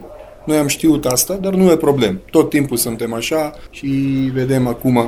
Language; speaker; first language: Romanian; non-native, learner; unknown